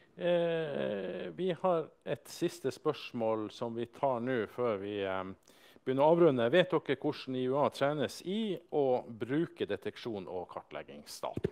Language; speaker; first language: Norwegian; native; Norwegian